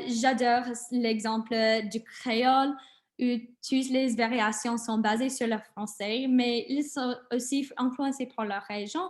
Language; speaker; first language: French; non-native, learner; English